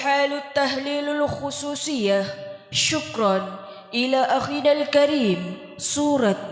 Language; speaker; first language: Arabic; non-native, learner; Indonesian